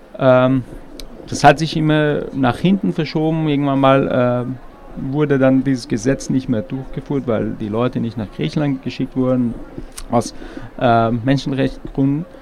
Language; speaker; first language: German; non-native, fluent; Persian